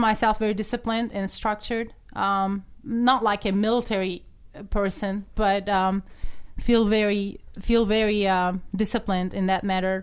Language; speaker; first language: English; non-native, fluent; Turkish